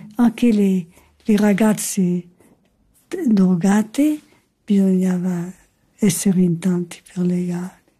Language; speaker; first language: Italian; non-native, local second language; German